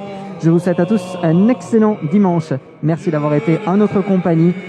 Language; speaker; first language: French; native; French